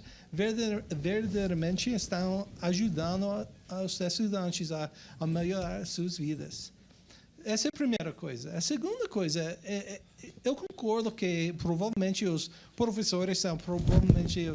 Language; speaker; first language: Portuguese; non-native, fluent; English